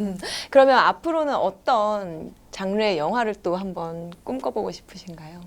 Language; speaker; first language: Korean; native; Korean